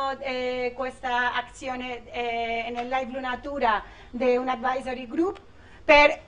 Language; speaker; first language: Italian; non-native, learner; Spanish